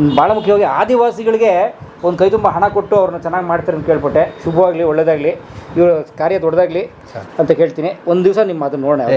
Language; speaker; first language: Kannada; native; Kannada